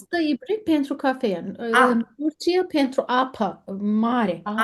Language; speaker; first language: Romanian; non-native, learner; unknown